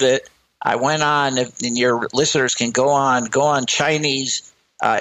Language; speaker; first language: English; native; English